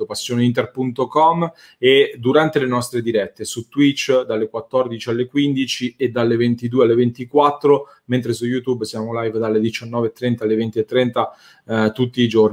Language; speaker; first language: Italian; native; Italian